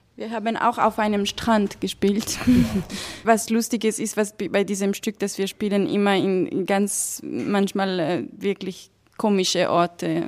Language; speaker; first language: German; non-native, fluent; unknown